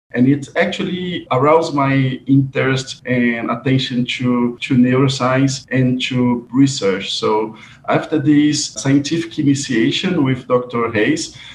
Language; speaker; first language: English; non-native, fluent; Portuguese